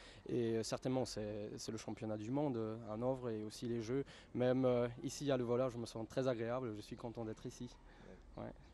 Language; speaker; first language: French; non-native, fluent; German